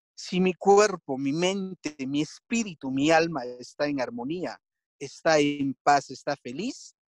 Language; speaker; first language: Spanish; non-native, local second language; Quechua